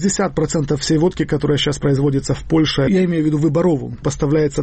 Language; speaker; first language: Russian; native; Russian